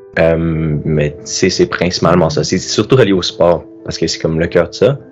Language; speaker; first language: French; native; French